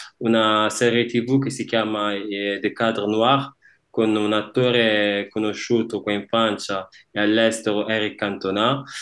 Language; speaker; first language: Italian; early bilingual, other home language; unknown